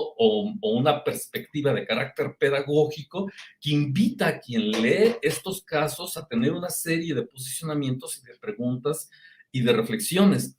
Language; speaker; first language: Spanish; native; Spanish